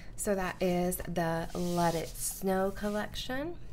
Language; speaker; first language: English; native; English